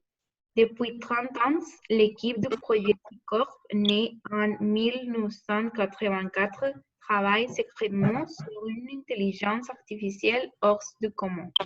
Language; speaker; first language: French; non-native, learner; Spanish